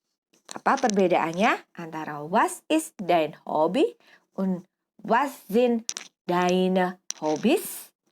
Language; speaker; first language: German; non-native, fluent; Indonesian